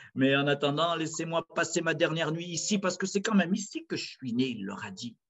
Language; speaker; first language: French; native; French